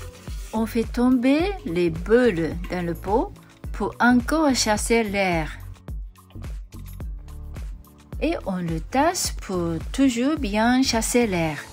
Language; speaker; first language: French; non-native, fluent; Japanese